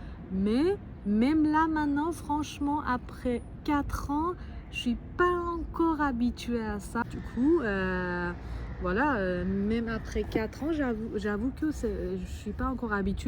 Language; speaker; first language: French; non-native, fluent; Persian